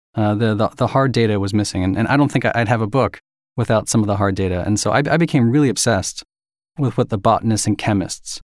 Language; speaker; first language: English; native; English